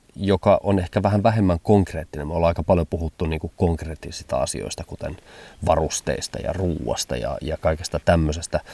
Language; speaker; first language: Finnish; early bilingual, heritage; German